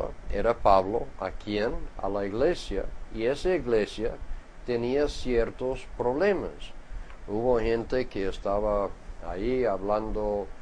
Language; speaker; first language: Spanish; non-native, fluent; English